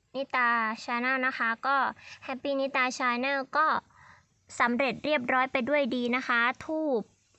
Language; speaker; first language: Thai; native; Thai